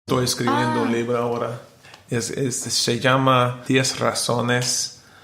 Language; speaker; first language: Spanish; non-native, learner; English